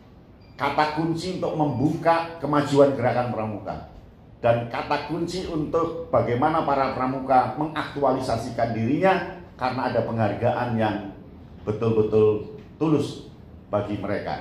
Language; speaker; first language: Indonesian; native; Indonesian